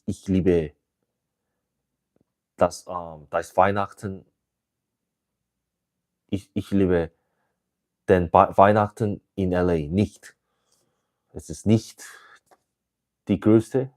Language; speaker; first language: German; non-native, learner; English